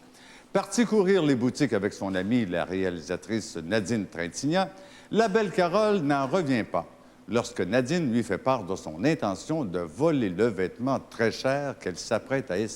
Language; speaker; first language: French; native; French